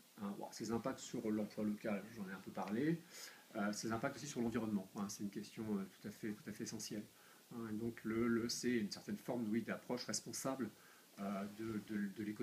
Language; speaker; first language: French; native; French